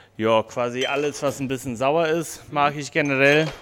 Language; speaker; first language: German; non-native, fluent; English